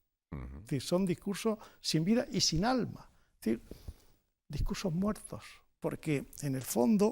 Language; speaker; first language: Spanish; native; Spanish